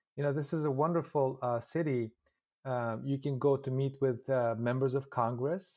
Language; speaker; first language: English; non-native, fluent; Uyghur